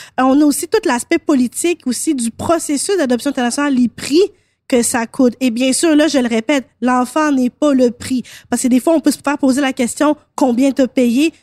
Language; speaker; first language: French; native; French